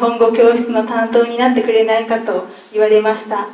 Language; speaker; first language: Japanese; native; Japanese